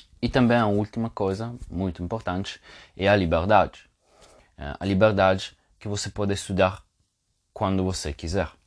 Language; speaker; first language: Portuguese; non-native, fluent; Italian